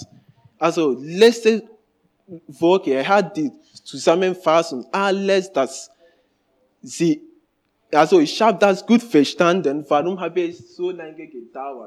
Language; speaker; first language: German; non-native, learner; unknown